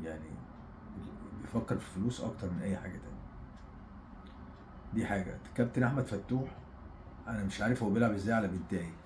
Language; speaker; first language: Arabic; native; Arabic